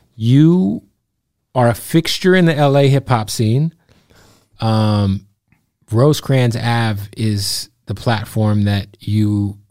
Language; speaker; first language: English; native; English